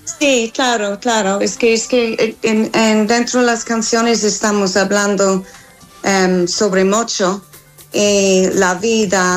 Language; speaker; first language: Spanish; non-native, learner; English